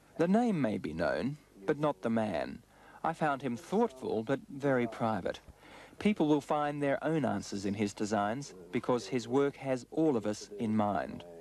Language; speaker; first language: English; native; English